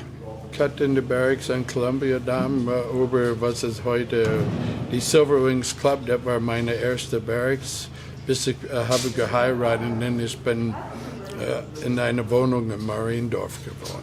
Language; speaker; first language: German; non-native, fluent; English